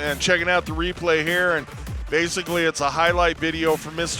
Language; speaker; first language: English; native; English